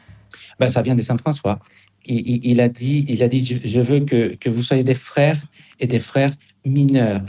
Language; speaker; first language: French; non-native, fluent; Spanish